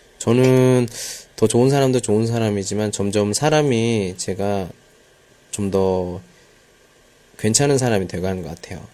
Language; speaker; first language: Korean; native; Korean